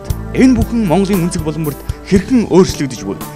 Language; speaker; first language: Mongolian; native; Mongolian